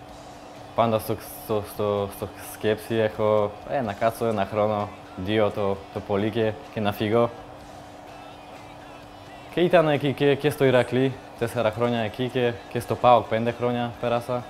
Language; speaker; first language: Greek; non-native, learner; Polish